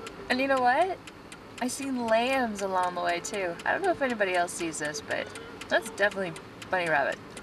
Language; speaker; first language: English; native; English